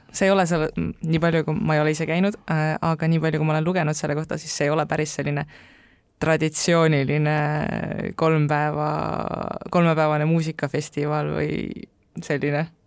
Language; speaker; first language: Estonian; native; Estonian